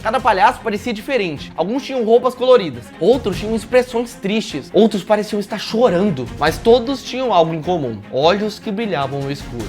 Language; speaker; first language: Portuguese; native; Portuguese